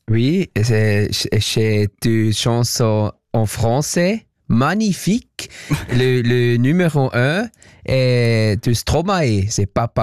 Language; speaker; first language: French; non-native, learner; German